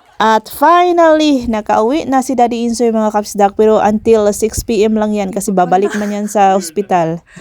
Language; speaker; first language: Filipino; non-native, local second language; Cebuano